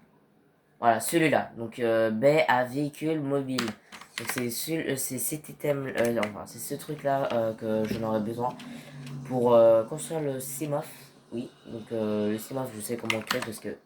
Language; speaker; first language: French; native; French